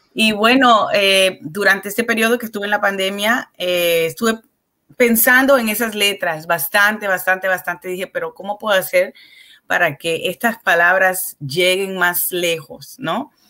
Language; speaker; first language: Spanish; early bilingual, heritage; Spanish